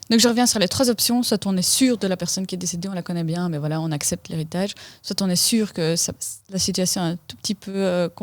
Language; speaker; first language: French; native; French